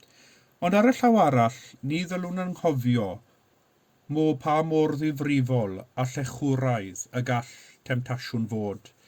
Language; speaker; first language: Welsh; native; Welsh